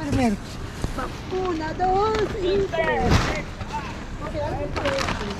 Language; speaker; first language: Spanish; non-native, learner; Filipino